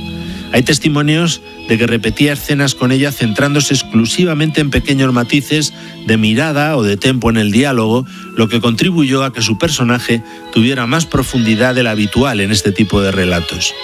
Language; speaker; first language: Spanish; native; Spanish